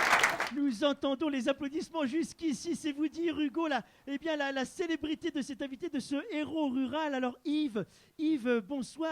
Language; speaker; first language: French; native; French